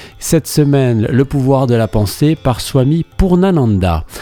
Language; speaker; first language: French; native; French